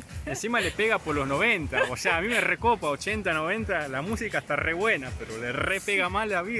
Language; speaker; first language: Spanish; native; Spanish